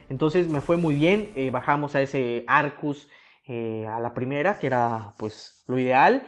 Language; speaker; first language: Spanish; native; Spanish